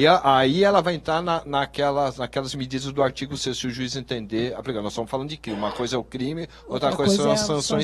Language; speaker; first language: Portuguese; native; Portuguese